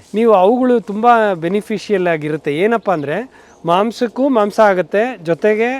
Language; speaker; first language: Kannada; native; Kannada